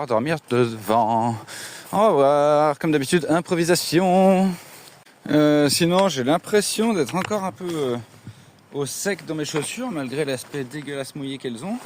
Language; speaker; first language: French; native; French